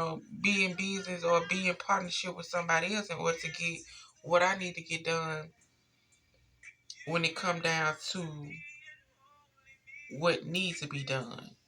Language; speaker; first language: English; native; English